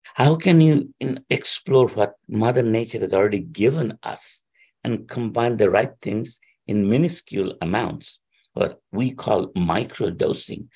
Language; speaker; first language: English; non-native, local second language; Bangla